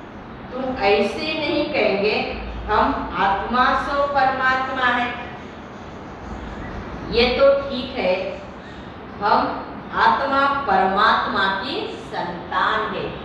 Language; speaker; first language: Hindi; non-native, local second language; Marathi